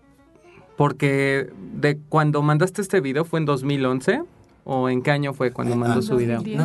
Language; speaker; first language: Spanish; native; Spanish